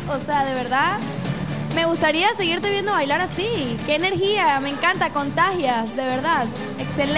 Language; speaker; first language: Spanish; native; Spanish